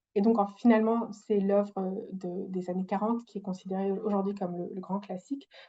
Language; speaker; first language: French; non-native, fluent; English